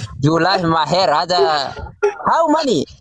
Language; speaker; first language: English; non-native, learner; Oromo